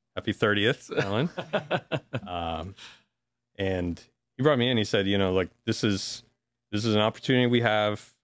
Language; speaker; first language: English; native; English